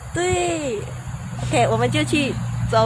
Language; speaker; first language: Chinese; native; Chinese